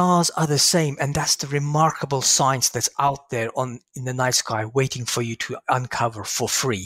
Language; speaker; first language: English; native; English